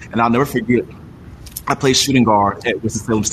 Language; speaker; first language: English; native; English